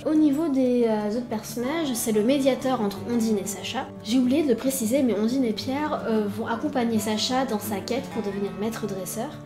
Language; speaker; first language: French; native; French